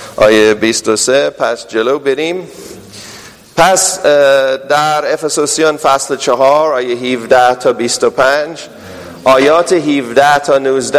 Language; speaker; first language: Persian; non-native, fluent; English